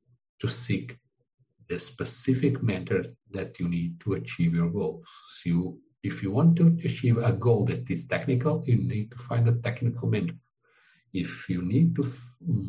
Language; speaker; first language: English; non-native, fluent; Portuguese